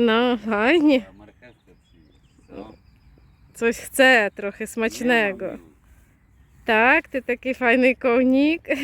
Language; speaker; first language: Polish; non-native, learner; Ukrainian